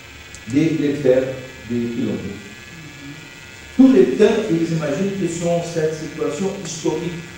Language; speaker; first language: French; non-native, learner; Portuguese